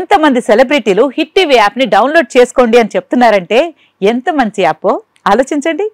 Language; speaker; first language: Telugu; native; Telugu